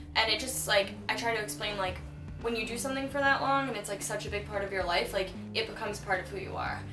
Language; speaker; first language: English; native; English